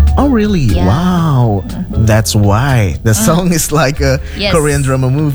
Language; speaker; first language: English; non-native, fluent; Indonesian